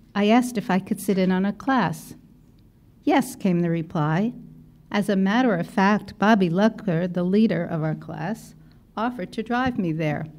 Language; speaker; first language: English; native; English